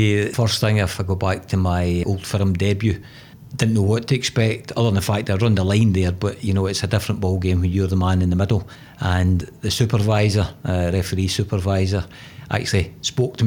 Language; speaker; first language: English; native; English